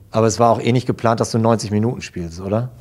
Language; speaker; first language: German; native; German